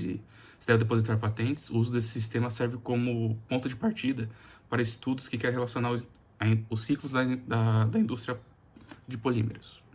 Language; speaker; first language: Portuguese; native; Portuguese